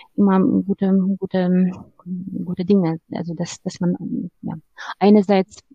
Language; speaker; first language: German; non-native, fluent; Ukrainian